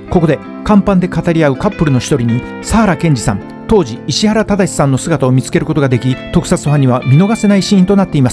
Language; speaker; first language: Japanese; native; Japanese